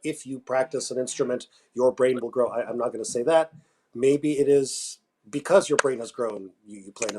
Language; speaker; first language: English; native; English